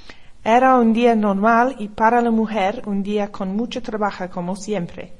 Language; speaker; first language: Spanish; non-native, learner; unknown